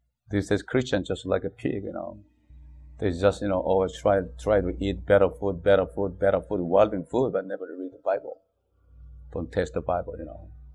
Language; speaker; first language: English; non-native, fluent; Korean